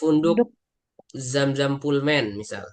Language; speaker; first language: Arabic; non-native, fluent; Indonesian